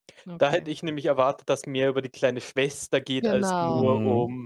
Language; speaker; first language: German; native; German